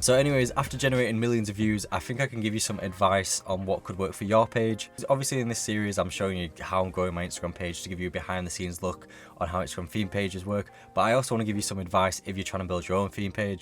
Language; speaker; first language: English; native; English